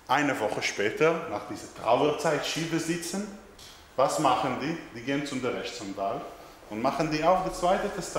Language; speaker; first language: German; non-native, learner; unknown